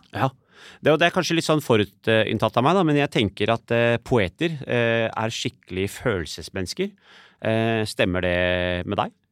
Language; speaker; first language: Norwegian; early bilingual, other home language; Urdu